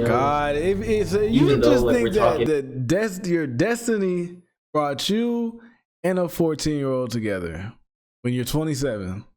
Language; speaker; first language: English; native; English